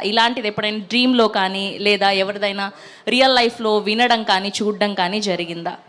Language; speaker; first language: Telugu; native; Telugu